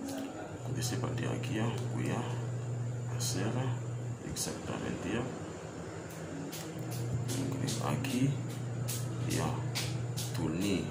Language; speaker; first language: Spanish; non-native, learner; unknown